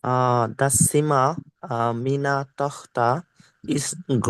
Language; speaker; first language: German; non-native, learner; Bangla